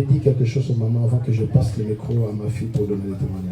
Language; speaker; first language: French; non-native, local second language; Lingala